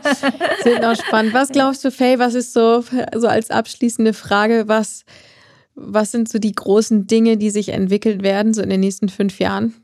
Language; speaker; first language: German; native; German